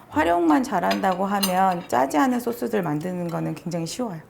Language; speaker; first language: Korean; native; Korean